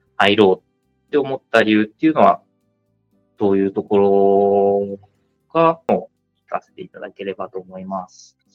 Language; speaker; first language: Japanese; native; Japanese